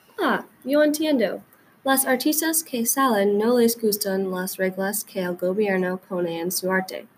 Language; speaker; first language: Spanish; non-native, learner; English